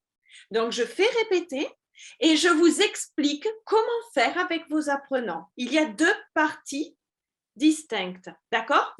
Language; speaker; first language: French; native; French